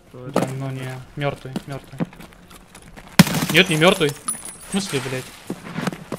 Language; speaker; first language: Russian; native; Russian